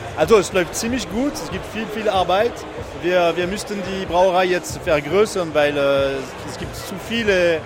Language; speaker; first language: German; non-native, local second language; French